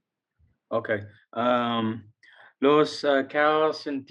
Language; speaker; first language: Spanish; non-native, learner; English